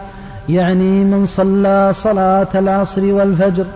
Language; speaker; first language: Arabic; native; Arabic